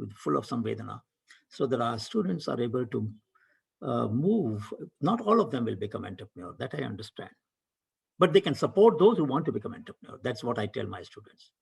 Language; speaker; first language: English; non-native, local second language; Hindi